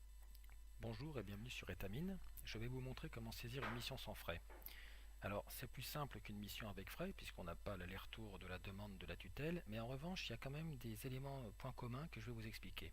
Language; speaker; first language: French; native; French